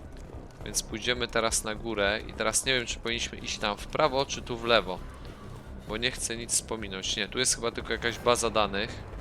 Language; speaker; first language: Polish; native; Polish